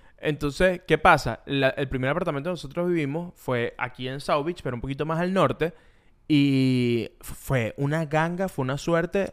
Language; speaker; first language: Spanish; native; Spanish